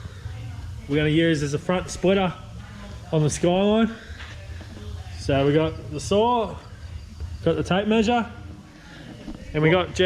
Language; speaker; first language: English; native; English